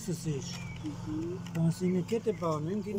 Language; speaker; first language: German; native; German